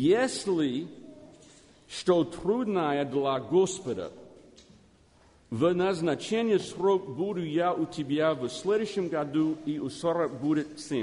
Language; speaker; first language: Russian; non-native, learner; English